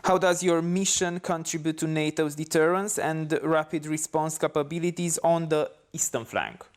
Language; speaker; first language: English; non-native, fluent; Romanian